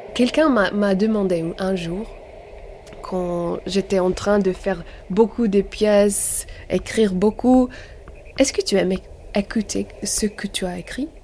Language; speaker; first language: French; non-native, learner; English